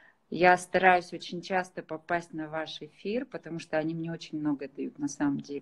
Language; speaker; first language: Russian; native; Russian